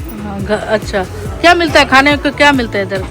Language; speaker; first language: Hindi; non-native, local second language; Bangla